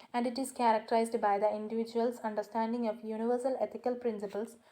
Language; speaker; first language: English; non-native, local second language; Malayalam